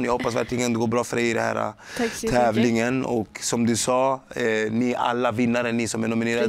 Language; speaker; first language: Swedish; native; Swedish